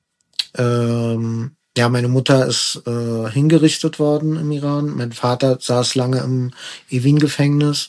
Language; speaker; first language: German; early bilingual, other home language; Persian